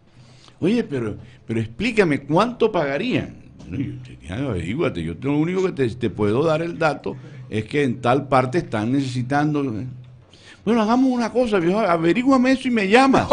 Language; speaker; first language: Spanish; native; Spanish